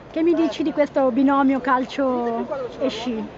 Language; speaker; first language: Italian; native; Italian